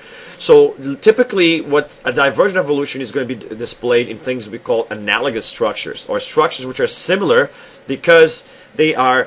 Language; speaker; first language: English; non-native, fluent; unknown